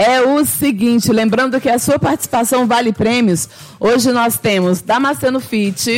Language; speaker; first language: Portuguese; native; Portuguese